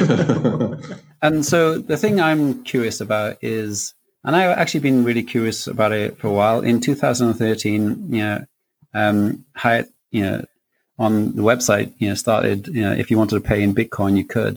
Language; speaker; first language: English; native; English